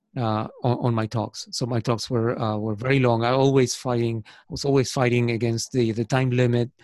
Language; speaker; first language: English; non-native, fluent; Spanish